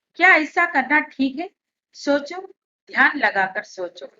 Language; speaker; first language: Hindi; non-native, local second language; Telugu